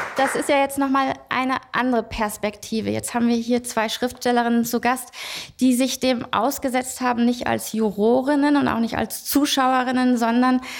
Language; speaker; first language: German; native; German